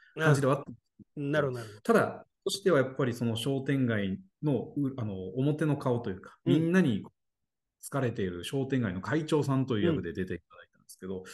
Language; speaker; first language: Japanese; native; Japanese